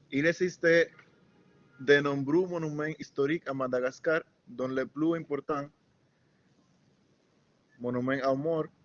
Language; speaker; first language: French; non-native, learner; Spanish